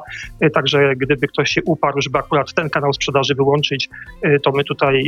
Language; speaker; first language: Polish; native; Polish